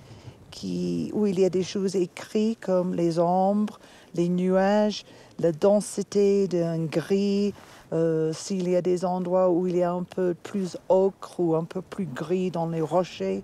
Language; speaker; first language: French; non-native, fluent; English